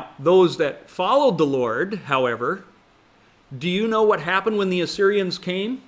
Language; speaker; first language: English; native; English